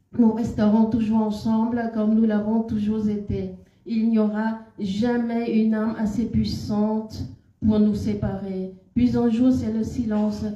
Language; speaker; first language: French; non-native, fluent; Khmer